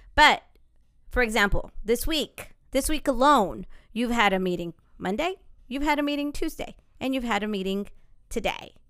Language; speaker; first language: English; early bilingual, other home language; Spanish